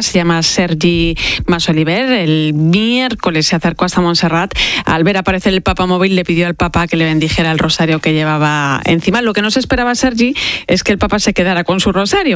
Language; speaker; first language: Spanish; native; Spanish